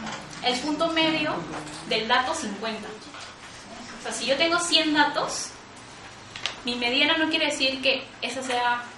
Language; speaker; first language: Spanish; native; Spanish